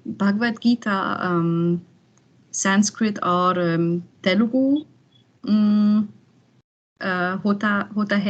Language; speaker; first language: Hindi; non-native, learner; German